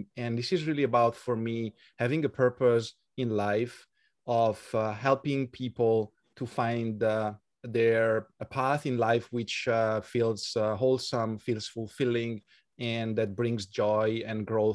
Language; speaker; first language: English; non-native, fluent; Italian